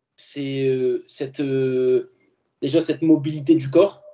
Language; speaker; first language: French; native; French